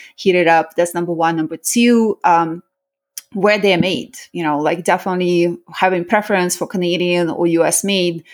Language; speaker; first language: English; early bilingual, other home language; Russian